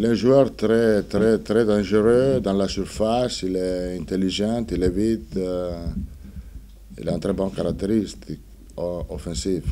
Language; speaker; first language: French; non-native, fluent; Italian